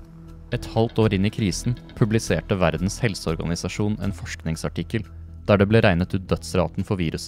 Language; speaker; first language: Norwegian; native; Norwegian